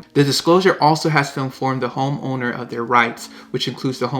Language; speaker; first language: English; native; English